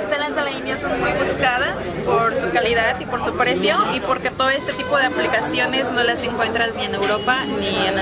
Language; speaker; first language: Spanish; native; Spanish